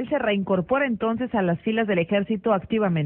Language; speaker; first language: Spanish; native; Spanish